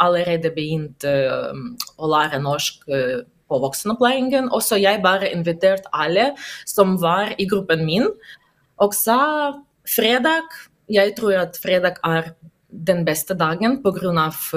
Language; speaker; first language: Norwegian; non-native, learner; Russian